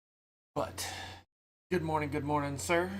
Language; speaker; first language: English; native; English